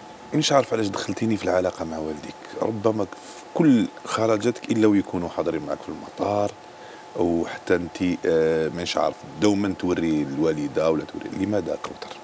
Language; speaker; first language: Arabic; native; Arabic